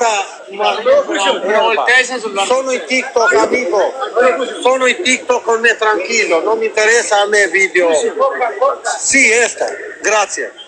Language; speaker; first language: Italian; non-native, learner; Albanian